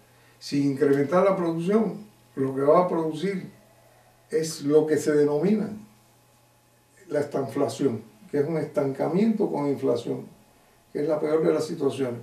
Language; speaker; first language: Spanish; native; Spanish